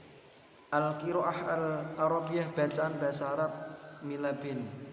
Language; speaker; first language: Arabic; non-native, learner; Indonesian